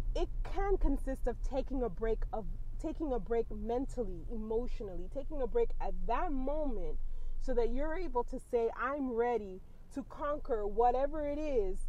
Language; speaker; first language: English; early bilingual, other home language; Spanish